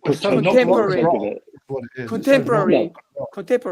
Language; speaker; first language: English; non-native, learner; Italian